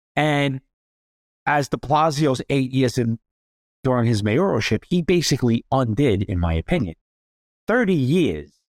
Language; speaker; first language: English; native; English